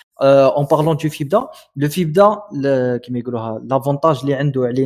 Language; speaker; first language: French; non-native, local second language; Arabic